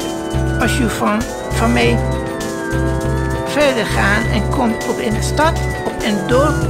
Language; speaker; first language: Dutch; non-native, learner; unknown